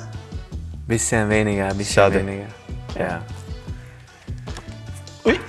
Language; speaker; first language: German; non-native, fluent; Hungarian